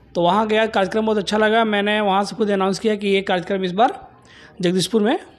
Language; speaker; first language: Hindi; native; Hindi